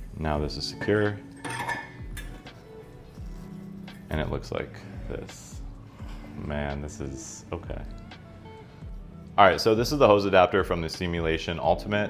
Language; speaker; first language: English; native; English